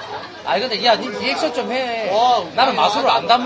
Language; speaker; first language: Korean; native; Korean